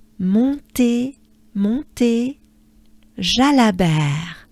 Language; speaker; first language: French; native; French